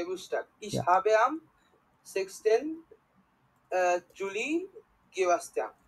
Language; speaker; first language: German; non-native, learner; Bangla